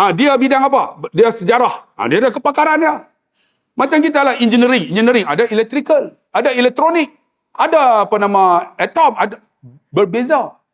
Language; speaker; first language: Malay; native; Malay